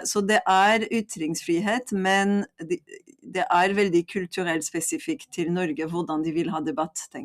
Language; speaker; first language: Norwegian; non-native, fluent; French